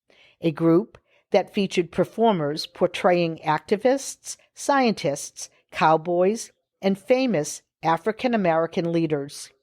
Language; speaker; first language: English; native; English